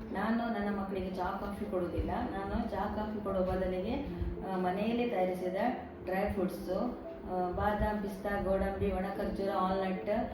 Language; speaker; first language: Kannada; native; Kannada